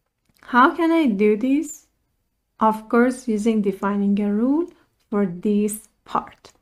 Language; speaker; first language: English; non-native, fluent; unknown